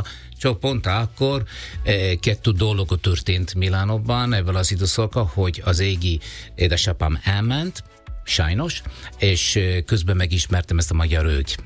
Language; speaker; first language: Hungarian; non-native, fluent; Italian